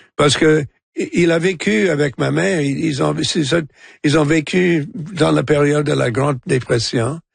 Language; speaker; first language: French; non-native, local second language; English